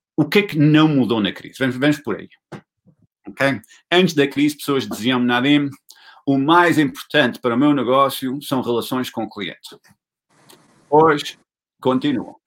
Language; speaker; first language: Portuguese; non-native, fluent; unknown